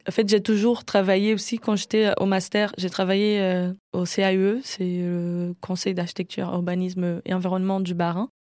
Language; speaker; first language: French; non-native, fluent; Portuguese